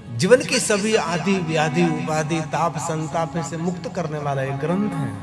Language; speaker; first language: Hindi; non-native, local second language; Gujarati